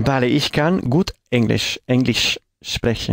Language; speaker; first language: German; non-native, learner; Spanish